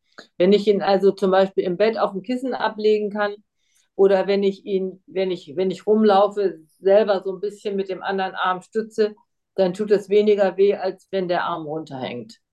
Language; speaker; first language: German; native; German